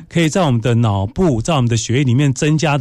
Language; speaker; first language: Chinese; native; Chinese